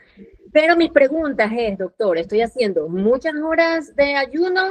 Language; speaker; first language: Spanish; native; Spanish